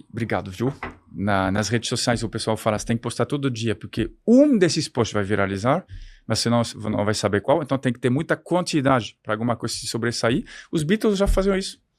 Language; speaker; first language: Portuguese; non-native, fluent; French